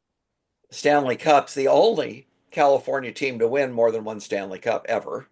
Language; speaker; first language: English; native; English